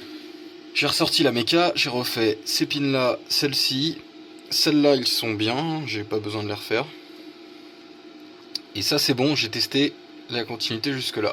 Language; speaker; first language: French; native; French